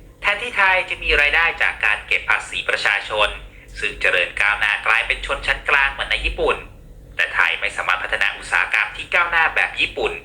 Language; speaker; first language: Thai; native; Thai